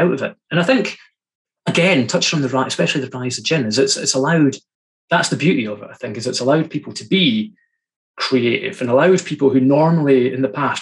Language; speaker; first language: English; native; English